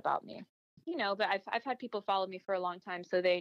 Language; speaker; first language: English; native; English